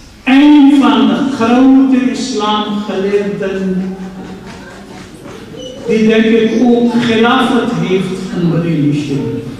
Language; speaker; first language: Dutch; non-native, fluent; Urdu